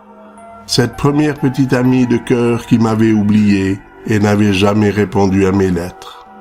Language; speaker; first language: French; native; French